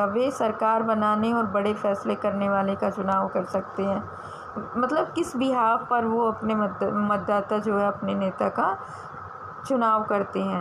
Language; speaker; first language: Hindi; native; Hindi